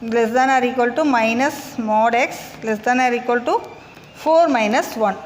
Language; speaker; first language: English; non-native, local second language; Tamil